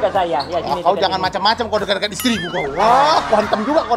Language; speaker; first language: Indonesian; native; Indonesian